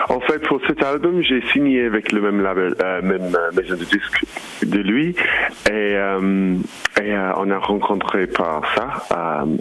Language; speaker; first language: French; non-native, fluent; English